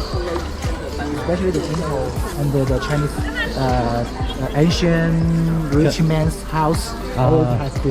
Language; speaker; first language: English; non-native, learner; Chinese